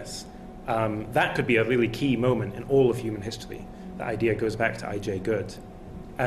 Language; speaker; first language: English; native; English